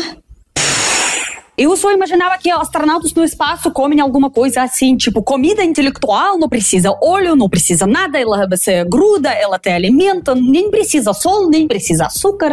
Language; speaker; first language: Portuguese; non-native, fluent; Russian